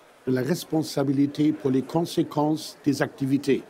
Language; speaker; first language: French; non-native, fluent; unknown